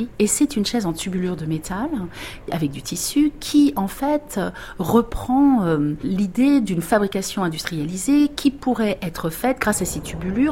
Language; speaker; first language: French; native; French